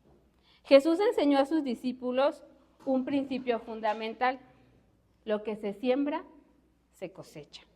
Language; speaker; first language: Spanish; native; Spanish